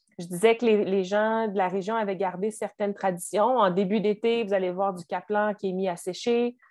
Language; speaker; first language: French; native; French